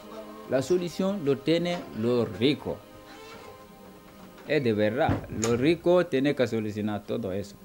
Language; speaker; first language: Spanish; non-native, local second language; Wolof